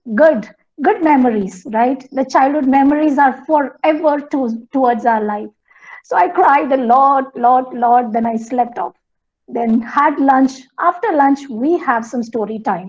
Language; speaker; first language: English; non-native, local second language; Malayalam